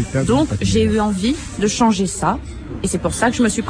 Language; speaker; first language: French; native; French